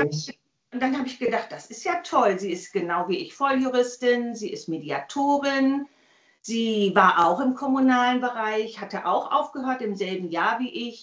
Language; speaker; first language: German; native; German